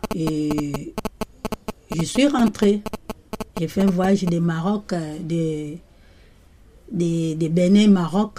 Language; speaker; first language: French; non-native, local second language; Lingala